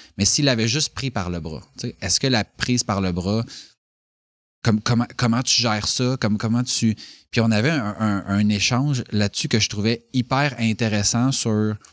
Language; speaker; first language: French; native; French